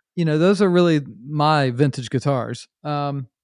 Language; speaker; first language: English; native; English